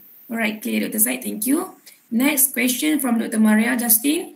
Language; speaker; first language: English; non-native, local second language; Malay